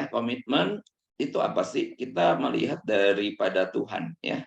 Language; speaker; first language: Indonesian; native; Indonesian